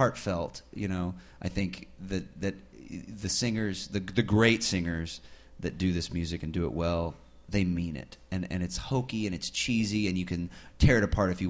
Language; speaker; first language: English; native; English